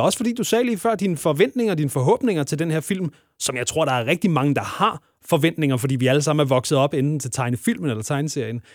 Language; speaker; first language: Danish; native; Danish